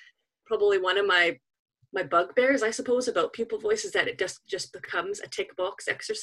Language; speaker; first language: English; native; English